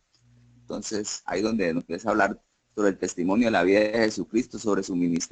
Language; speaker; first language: Spanish; native; Spanish